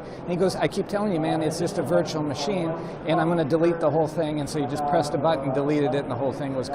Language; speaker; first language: English; native; English